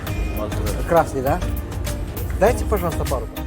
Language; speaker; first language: Russian; non-native, learner; Urdu